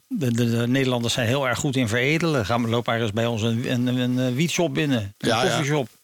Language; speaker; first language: Dutch; native; Dutch